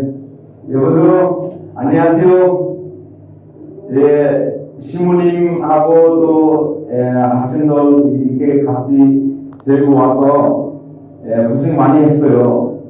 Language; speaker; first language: Korean; non-native, learner; Bangla